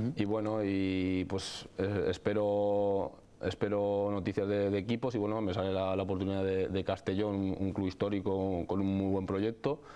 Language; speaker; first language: Spanish; native; Spanish